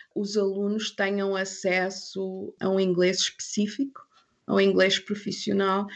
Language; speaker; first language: Portuguese; non-native, fluent; English